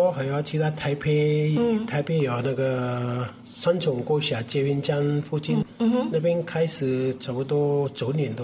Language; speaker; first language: Chinese; non-native, learner; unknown